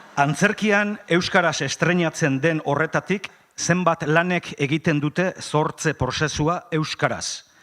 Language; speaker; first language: Basque; native; Basque